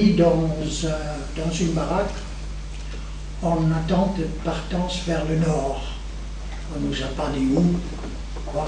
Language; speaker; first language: French; native; French